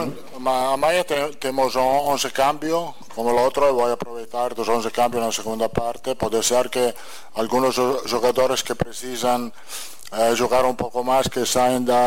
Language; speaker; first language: Portuguese; non-native, learner; Italian